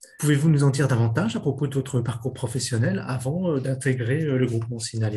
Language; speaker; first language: French; native; French